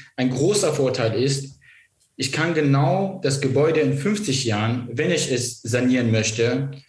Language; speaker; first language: German; non-native, local second language; Kurdish